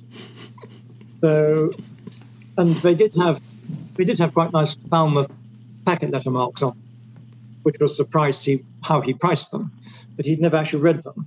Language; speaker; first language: English; native; English